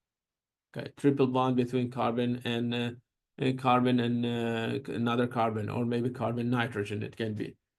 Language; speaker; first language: English; non-native, fluent; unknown